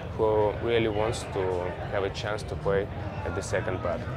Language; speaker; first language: English; non-native, fluent; Russian